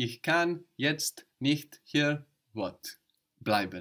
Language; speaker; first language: German; non-native, fluent; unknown